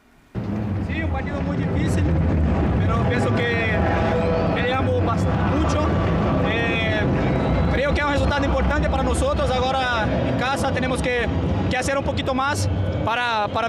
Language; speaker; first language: Spanish; non-native, learner; Portuguese